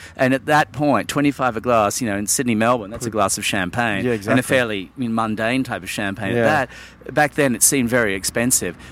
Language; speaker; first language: English; native; English